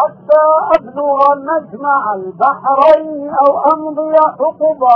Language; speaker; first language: Arabic; native; Arabic